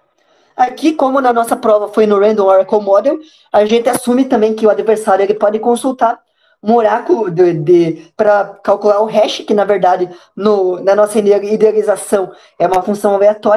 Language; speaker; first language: Portuguese; native; Portuguese